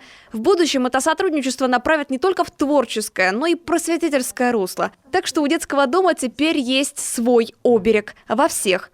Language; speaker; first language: Russian; native; Russian